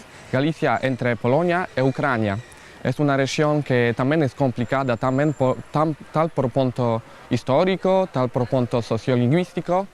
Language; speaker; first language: Portuguese; non-native, learner; Polish